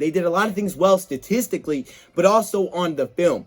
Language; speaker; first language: English; native; English